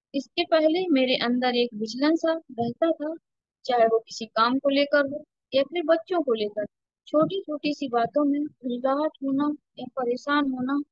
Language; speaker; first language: Hindi; native; Hindi